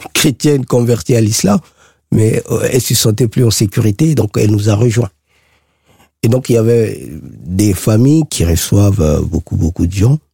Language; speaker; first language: French; non-native, local second language; Sango